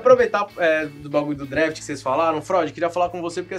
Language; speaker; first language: Portuguese; native; Portuguese